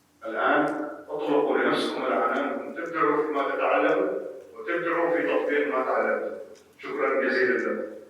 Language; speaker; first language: Arabic; native; Arabic